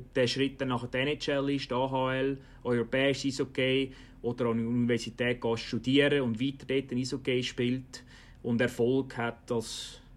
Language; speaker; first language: German; native; German